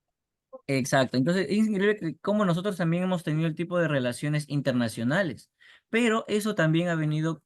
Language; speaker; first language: Spanish; native; Spanish